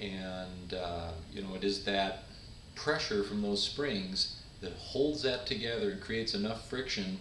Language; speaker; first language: English; native; English